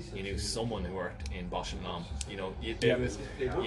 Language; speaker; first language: English; native; English